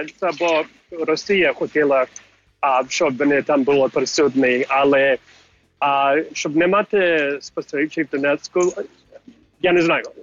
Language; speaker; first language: Ukrainian; early bilingual, heritage; English